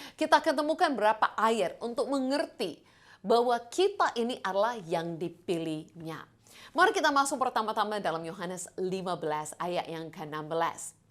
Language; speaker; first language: Indonesian; non-native, fluent; English